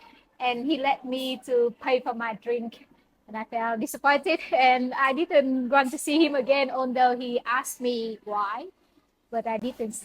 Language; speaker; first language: English; non-native, learner; Vietnamese